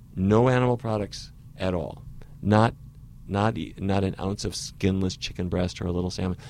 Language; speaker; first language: English; native; English